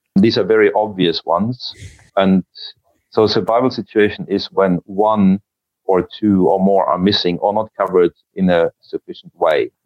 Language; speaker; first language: English; non-native, fluent; German